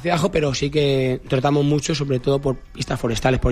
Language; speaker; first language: Spanish; native; Spanish